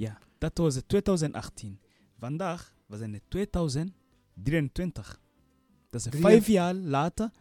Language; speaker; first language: Dutch; non-native, learner; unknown